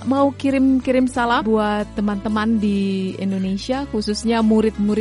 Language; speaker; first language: Indonesian; native; Indonesian